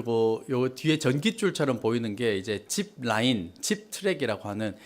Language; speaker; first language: Korean; native; Korean